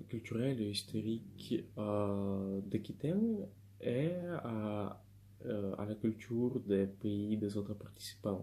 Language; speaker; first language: French; non-native, fluent; Russian